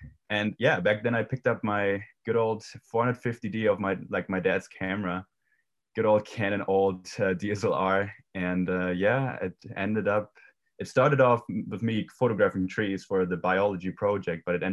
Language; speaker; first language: English; non-native, fluent; German